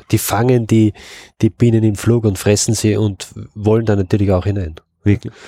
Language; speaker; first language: German; native; German